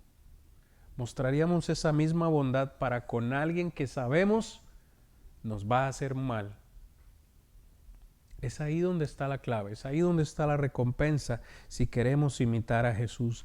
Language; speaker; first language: Spanish; native; Spanish